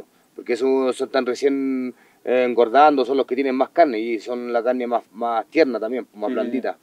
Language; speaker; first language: Spanish; native; Spanish